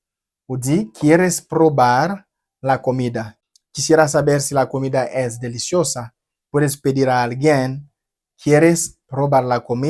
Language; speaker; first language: Spanish; non-native, fluent; Haitian Creole